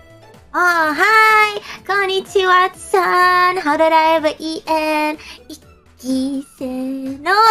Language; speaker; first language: Japanese; non-native, learner; English